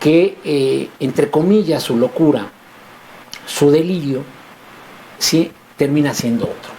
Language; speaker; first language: Spanish; native; Spanish